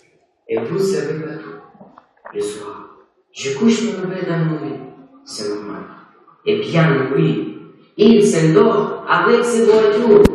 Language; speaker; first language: French; non-native, learner; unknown